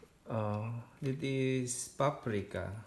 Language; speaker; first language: Dutch; non-native, learner; Cebuano